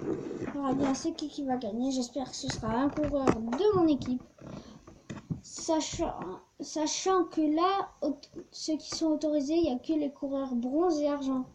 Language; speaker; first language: French; native; French